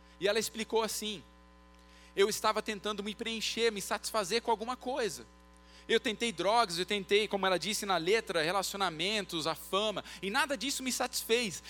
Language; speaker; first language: Portuguese; early bilingual, other home language; English